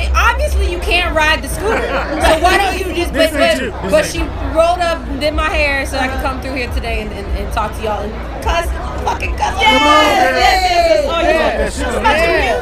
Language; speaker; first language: English; native; English